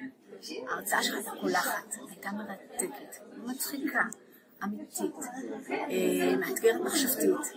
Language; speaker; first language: Hebrew; native; Hebrew